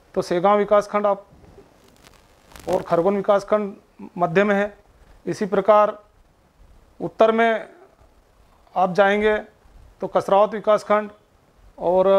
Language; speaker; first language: Hindi; native; Hindi